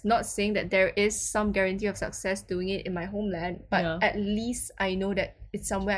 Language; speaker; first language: English; non-native, local second language; Chinese